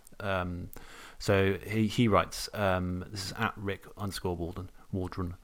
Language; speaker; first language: English; native; English